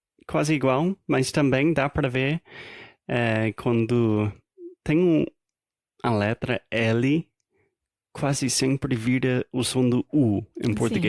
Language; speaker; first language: Portuguese; non-native, fluent; English